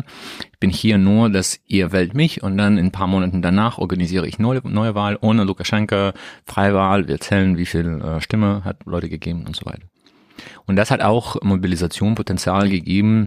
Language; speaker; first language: German; non-native, learner; Russian